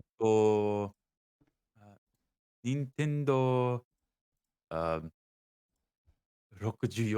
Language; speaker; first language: Japanese; non-native, learner; English